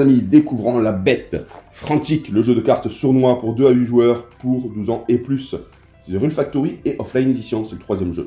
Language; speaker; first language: French; native; French